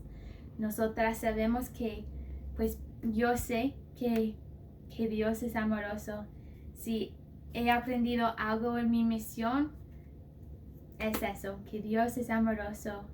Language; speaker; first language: Spanish; non-native, fluent; English